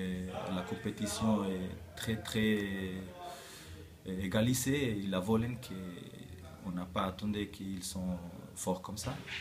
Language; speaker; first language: French; non-native, local second language; German